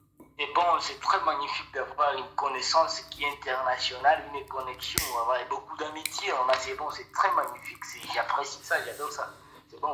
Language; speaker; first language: French; non-native, local second language; Rundi